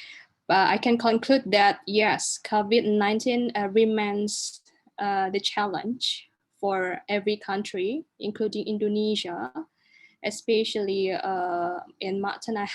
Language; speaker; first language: English; non-native, local second language; Indonesian